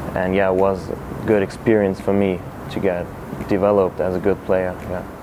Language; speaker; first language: English; non-native, fluent; German